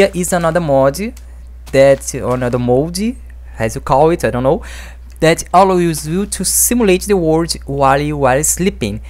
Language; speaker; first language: English; non-native, fluent; Portuguese